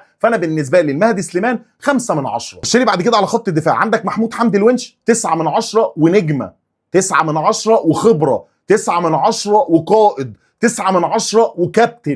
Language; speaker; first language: Arabic; native; Arabic